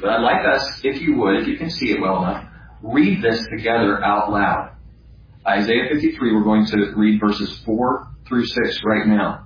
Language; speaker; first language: English; native; English